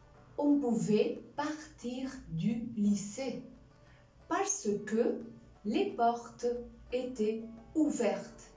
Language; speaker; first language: French; non-native, fluent; Spanish